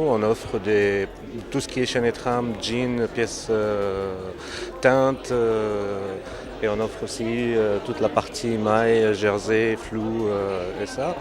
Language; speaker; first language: French; non-native, local second language; Arabic